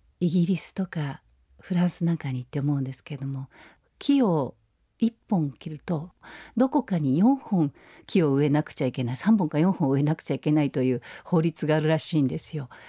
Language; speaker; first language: Japanese; native; Japanese